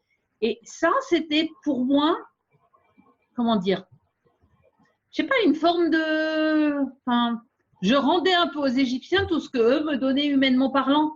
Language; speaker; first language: French; native; French